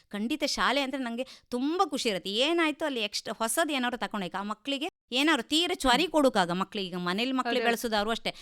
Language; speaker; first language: Kannada; native; Kannada